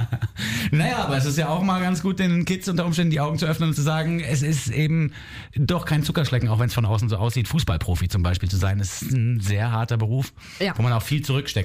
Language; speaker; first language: German; native; German